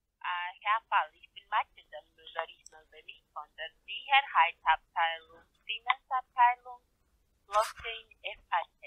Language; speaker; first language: German; non-native, learner; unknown